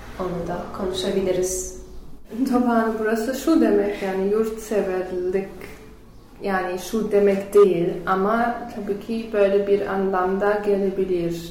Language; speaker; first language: Turkish; non-native, learner; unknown